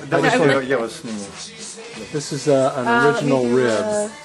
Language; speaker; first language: English; non-native, learner; Russian